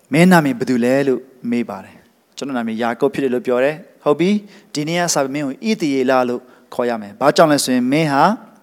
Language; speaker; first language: Burmese; non-native, local second language; Hakha Chin